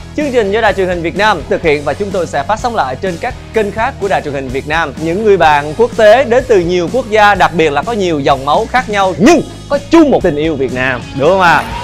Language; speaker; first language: Vietnamese; native; Vietnamese